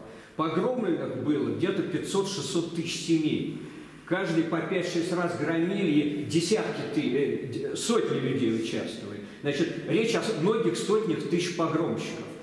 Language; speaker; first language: Russian; native; Russian